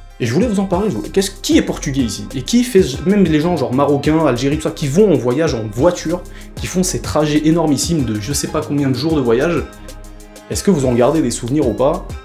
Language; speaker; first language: French; early bilingual, other home language; Portuguese